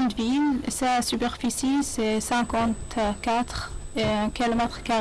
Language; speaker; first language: French; non-native, learner; Arabic